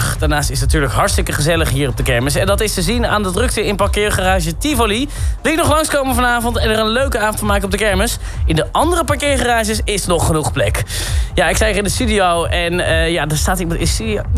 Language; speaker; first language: Dutch; native; Dutch